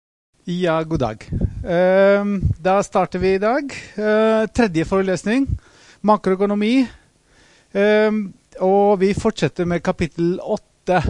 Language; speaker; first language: Norwegian; non-native, fluent; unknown